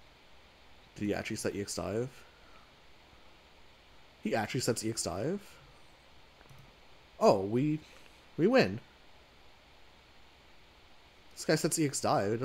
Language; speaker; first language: English; native; English